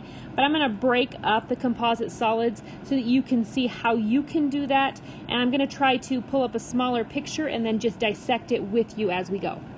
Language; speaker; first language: English; native; English